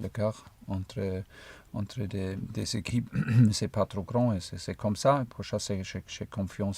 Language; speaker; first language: French; non-native, fluent; German